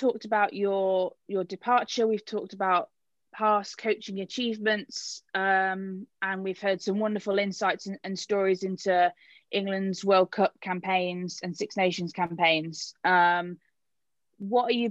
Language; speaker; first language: English; native; English